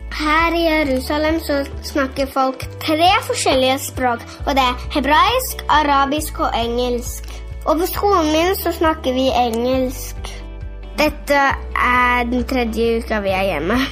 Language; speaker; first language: Norwegian; early bilingual, heritage; Norwegian